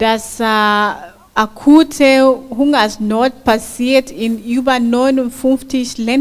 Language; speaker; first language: German; non-native, fluent; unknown